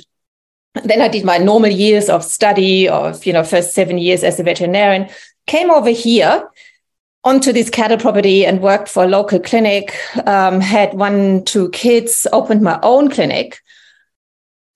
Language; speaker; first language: English; non-native, fluent; German